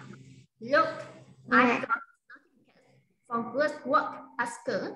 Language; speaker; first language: English; non-native, fluent; Vietnamese